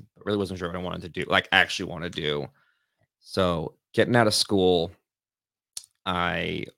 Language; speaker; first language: English; native; English